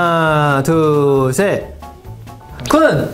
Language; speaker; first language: Korean; non-native, learner; Chinese